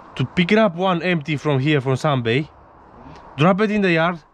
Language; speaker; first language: English; non-native, learner; Romanian